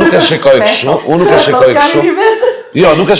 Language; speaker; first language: Albanian; native; Albanian